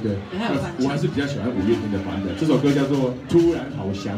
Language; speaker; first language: Chinese; native; Chinese